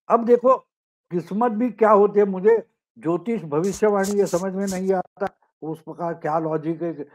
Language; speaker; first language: Hindi; non-native, local second language; Marathi